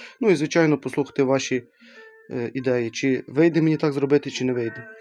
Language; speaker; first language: Ukrainian; native; Ukrainian